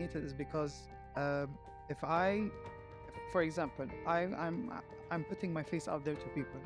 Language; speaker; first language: English; non-native, fluent; Arabic